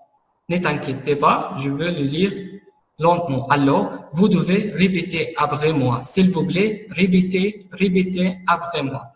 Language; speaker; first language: French; non-native, fluent; Arabic